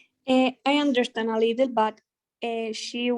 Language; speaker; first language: English; non-native, learner; Spanish